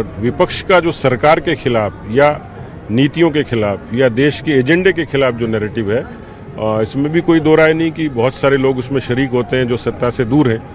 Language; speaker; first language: Hindi; native; Hindi